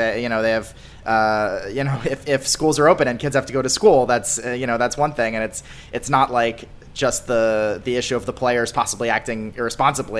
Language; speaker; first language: English; native; English